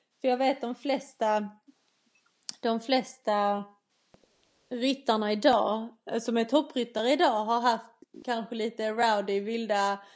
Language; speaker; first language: Swedish; native; Swedish